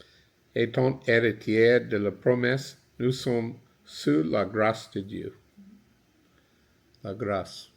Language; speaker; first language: French; non-native, learner; English